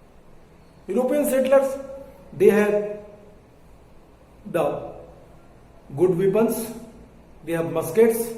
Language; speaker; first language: English; non-native, local second language; Hindi